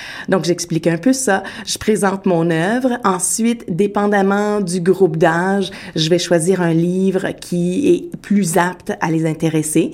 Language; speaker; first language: French; native; French